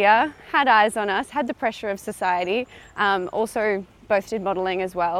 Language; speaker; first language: English; native; English